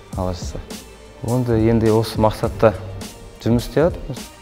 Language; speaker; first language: Kazakh; non-native, local second language; Russian